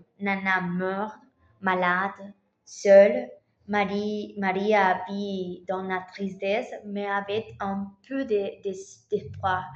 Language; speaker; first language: French; non-native, learner; Spanish